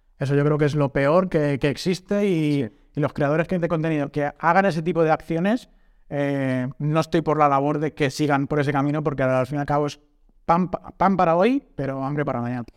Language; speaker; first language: Spanish; native; Spanish